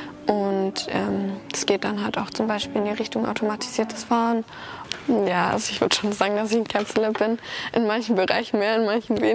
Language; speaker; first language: German; native; German